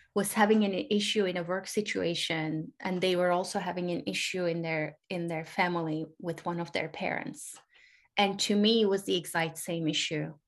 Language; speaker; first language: English; non-native, fluent; Turkish